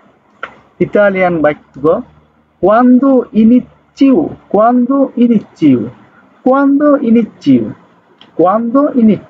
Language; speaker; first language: Italian; non-native, learner; Bangla